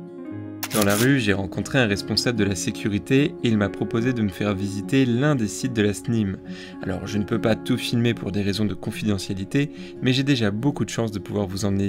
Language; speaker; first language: French; native; French